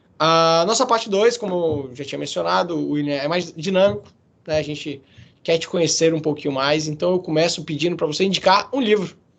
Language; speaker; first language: Portuguese; native; Portuguese